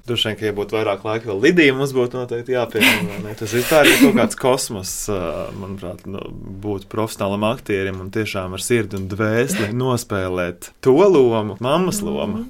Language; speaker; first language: Latvian; native; Latvian